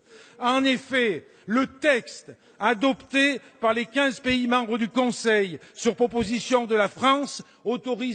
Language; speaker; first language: French; native; French